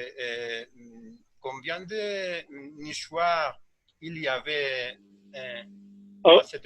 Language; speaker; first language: French; non-native, learner; Spanish